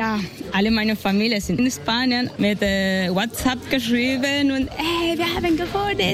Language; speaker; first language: German; non-native, learner; Spanish